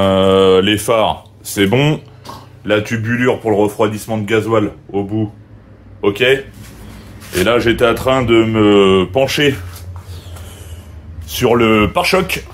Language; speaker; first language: French; native; French